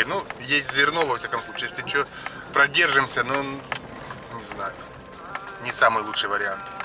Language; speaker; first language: Russian; native; Russian